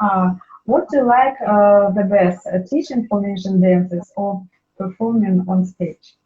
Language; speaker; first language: English; non-native, learner; Russian